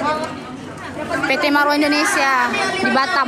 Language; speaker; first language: Indonesian; native; Indonesian